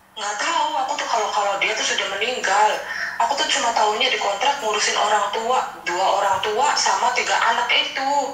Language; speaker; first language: Indonesian; non-native, local second language; Javanese